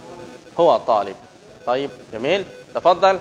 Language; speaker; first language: Arabic; non-native, fluent; Indonesian